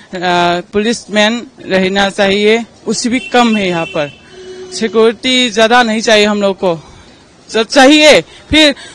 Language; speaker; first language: Hindi; non-native, local second language; Manipuri